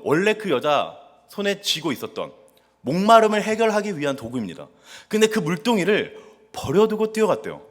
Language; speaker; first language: Korean; native; Korean